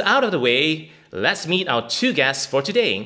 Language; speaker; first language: English; non-native, local second language; Chinese